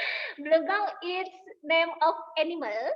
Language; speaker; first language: English; non-native, learner; Indonesian